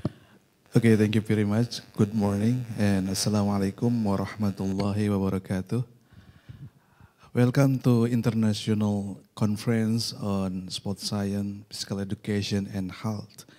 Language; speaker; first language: English; non-native, local second language; Indonesian